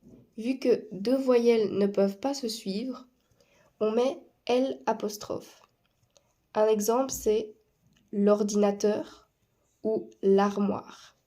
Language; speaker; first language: French; non-native, fluent; Spanish